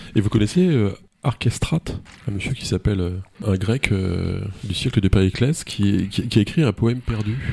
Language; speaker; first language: French; native; French